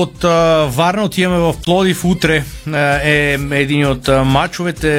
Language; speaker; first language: Bulgarian; native; Bulgarian